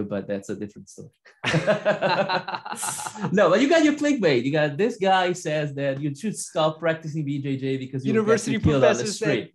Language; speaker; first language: English; non-native, fluent; Italian